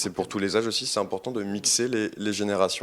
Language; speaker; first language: French; native; French